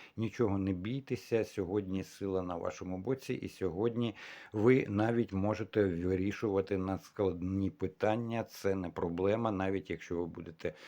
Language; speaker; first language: Ukrainian; non-native, local second language; Russian